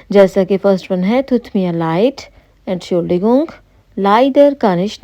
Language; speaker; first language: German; non-native, fluent; Hindi